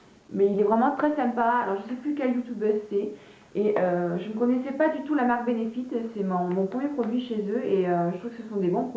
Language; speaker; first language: French; native; French